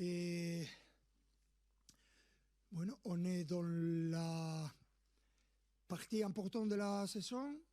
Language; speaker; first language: French; non-native, fluent; Spanish